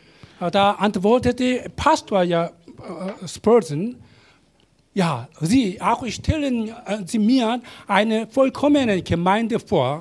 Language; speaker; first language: German; non-native, learner; Korean